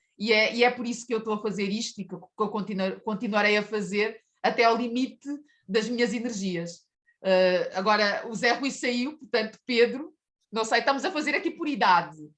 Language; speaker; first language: Portuguese; early bilingual, other home language; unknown